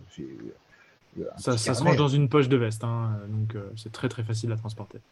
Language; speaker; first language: French; native; French